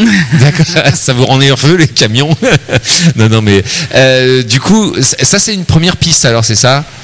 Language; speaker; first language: French; native; French